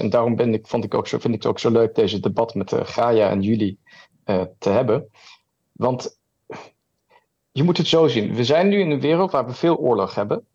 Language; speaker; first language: Dutch; early bilingual, heritage; German